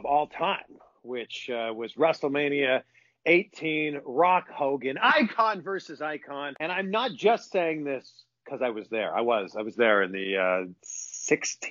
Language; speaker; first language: English; native; English